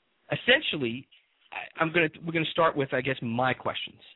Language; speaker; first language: English; native; English